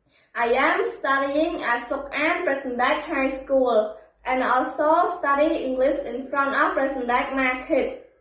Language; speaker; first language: English; non-native, learner; Khmer